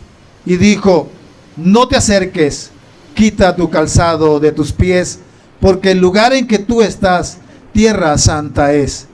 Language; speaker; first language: Spanish; native; Spanish